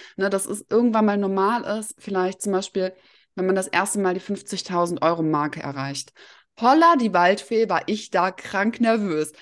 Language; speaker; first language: German; early bilingual, other home language; Russian